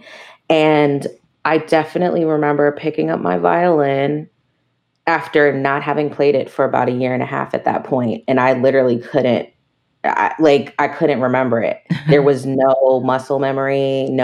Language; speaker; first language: English; native; English